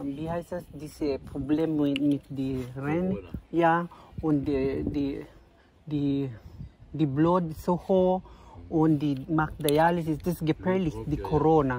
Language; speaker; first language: German; non-native, learner; Filipino